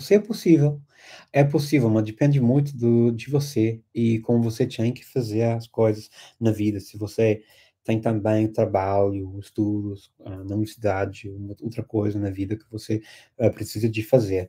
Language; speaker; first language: Portuguese; non-native, fluent; English